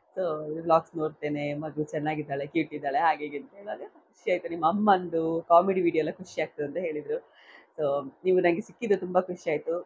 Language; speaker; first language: Kannada; non-native, local second language; Tulu